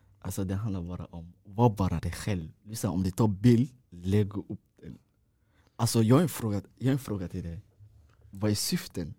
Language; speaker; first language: Swedish; non-native, fluent; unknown